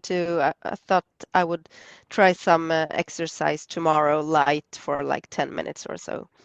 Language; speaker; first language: English; non-native, fluent; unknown